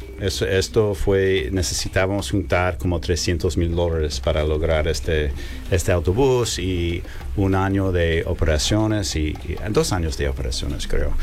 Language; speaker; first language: Spanish; non-native, fluent; English